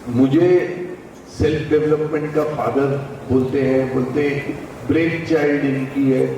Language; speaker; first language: Hindi; non-native, local second language; Marathi